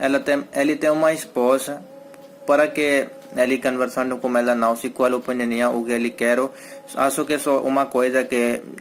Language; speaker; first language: Portuguese; non-native, learner; Hindi